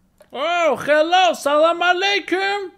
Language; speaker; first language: English; non-native, learner; Russian